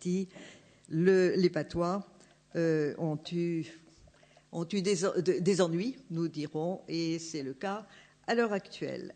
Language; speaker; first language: French; native; French